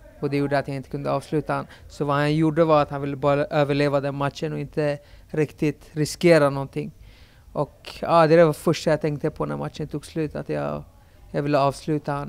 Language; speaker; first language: Swedish; early bilingual, other home language; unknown